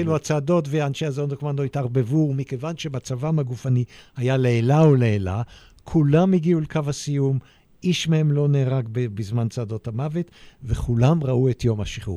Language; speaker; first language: Hebrew; native; Hebrew